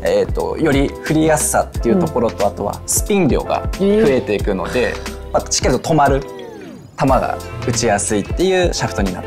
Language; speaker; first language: Japanese; native; Japanese